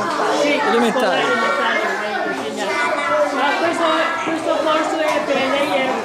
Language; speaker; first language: Italian; non-native, learner; Burmese